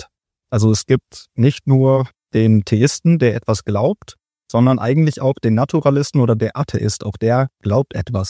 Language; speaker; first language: German; native; German